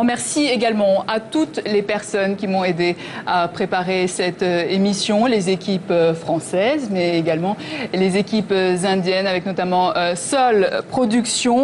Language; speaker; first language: French; native; French